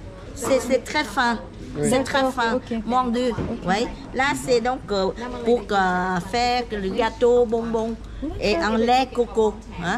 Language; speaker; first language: French; non-native, learner; Vietnamese